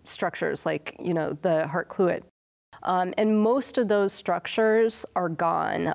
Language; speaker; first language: English; native; English